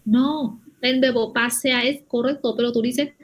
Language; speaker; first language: Spanish; non-native, fluent; Vietnamese